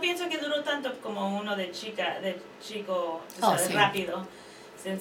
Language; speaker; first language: Spanish; early bilingual, heritage; Spanish